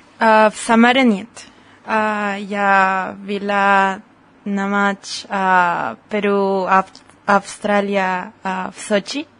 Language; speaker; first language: Russian; non-native, learner; Spanish